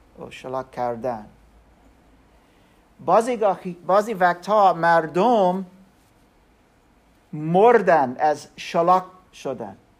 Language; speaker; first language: Persian; non-native, learner; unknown